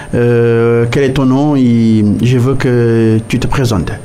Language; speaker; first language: French; non-native, learner; Portuguese